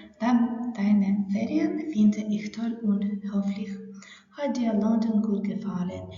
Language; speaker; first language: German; non-native, fluent; Ukrainian